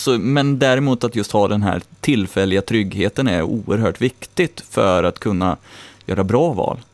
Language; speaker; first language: Swedish; native; Swedish